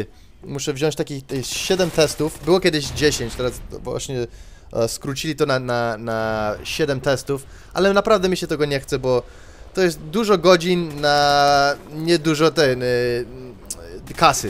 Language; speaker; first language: Polish; early bilingual, heritage; Polish